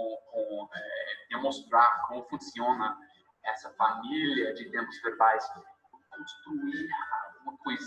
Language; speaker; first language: Portuguese; non-native, fluent; English